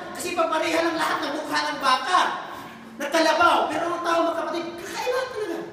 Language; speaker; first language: Filipino; non-native, local second language; Cebuano